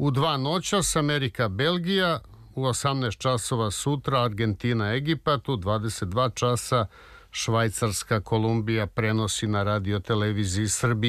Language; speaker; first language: Serbian; native; Serbian